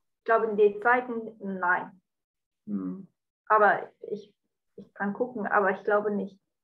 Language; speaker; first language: German; non-native, fluent; Spanish